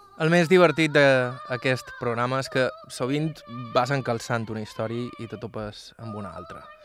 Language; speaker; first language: Catalan; native; Catalan